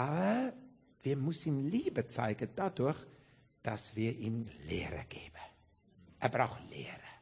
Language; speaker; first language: German; non-native, fluent; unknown